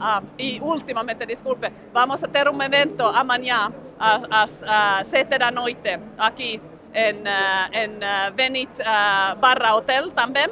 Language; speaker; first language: Portuguese; non-native, fluent; Finnish